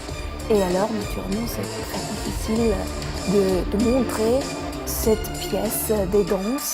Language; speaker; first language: French; non-native, fluent; Italian